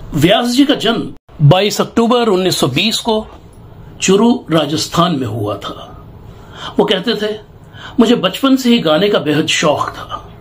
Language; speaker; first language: Hindi; native; Hindi